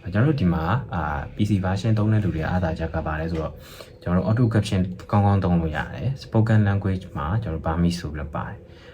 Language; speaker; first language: Burmese; native; Burmese